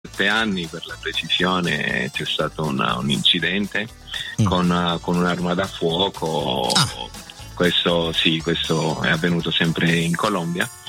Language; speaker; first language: Italian; early bilingual, other home language; Spanish